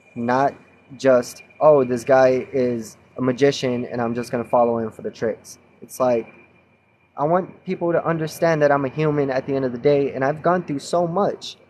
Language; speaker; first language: English; native; English